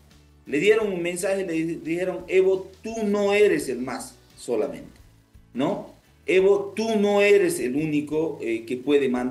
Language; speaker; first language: Spanish; native; Spanish